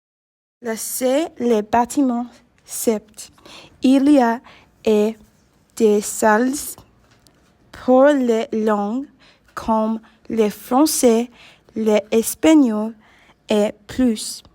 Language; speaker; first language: French; non-native, learner; English